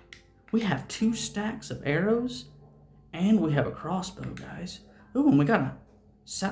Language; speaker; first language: English; native; English